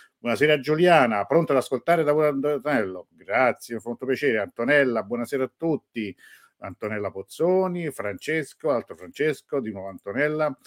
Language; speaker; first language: Italian; native; Italian